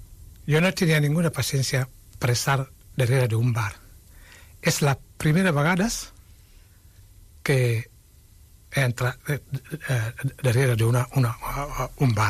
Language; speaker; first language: Catalan; non-native, fluent; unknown